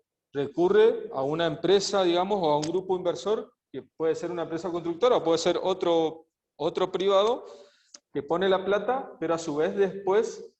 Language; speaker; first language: Spanish; native; Spanish